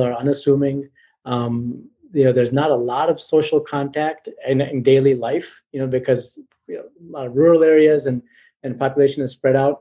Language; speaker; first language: English; native; English